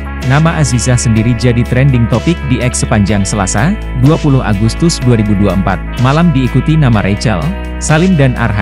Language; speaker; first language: Indonesian; native; Indonesian